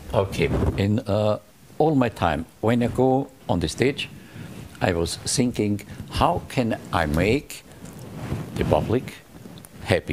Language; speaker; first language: English; non-native, learner; German